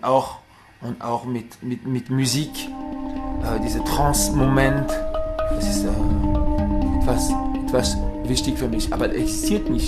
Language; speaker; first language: German; non-native, learner; French